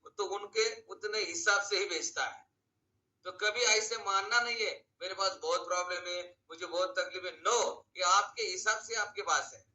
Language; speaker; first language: Hindi; non-native, local second language; Marathi